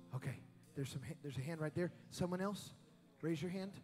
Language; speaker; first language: English; early bilingual, other home language; Spanish